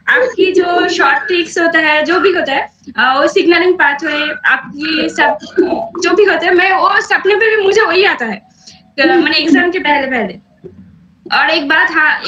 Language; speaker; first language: Hindi; non-native, local second language; Bangla